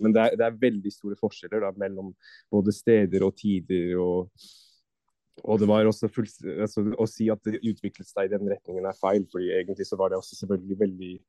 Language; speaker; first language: Norwegian; non-native, fluent; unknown